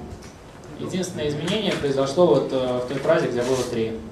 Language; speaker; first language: Russian; native; Russian